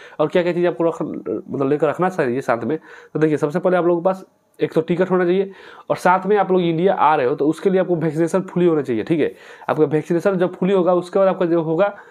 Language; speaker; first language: Hindi; native; Hindi